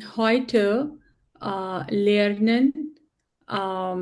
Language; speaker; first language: German; non-native, learner; Urdu